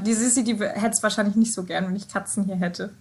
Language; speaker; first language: German; native; German